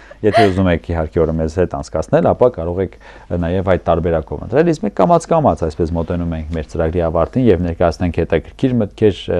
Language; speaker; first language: Armenian; native; Armenian